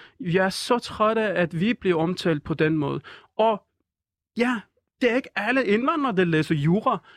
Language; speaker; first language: Danish; non-native, fluent; Persian